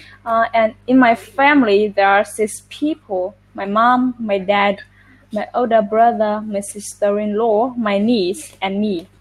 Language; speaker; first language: English; non-native, learner; Vietnamese